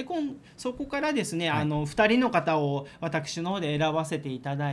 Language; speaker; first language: Japanese; native; Japanese